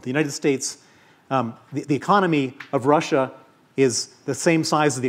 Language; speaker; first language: English; native; English